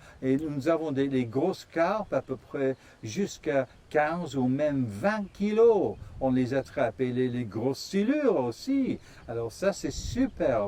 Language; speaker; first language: French; non-native, fluent; English